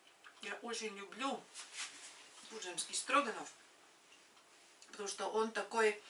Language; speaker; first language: Russian; non-native, local second language; Latvian